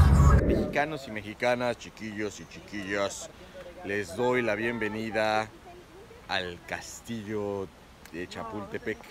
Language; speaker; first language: Spanish; native; Spanish